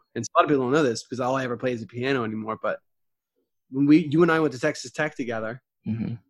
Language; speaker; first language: English; native; English